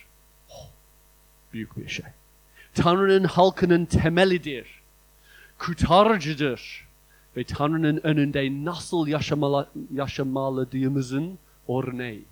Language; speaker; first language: Turkish; non-native, fluent; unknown